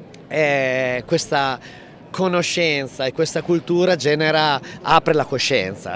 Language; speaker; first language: Italian; native; Italian